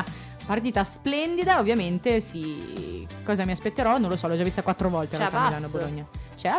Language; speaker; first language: Italian; native; Italian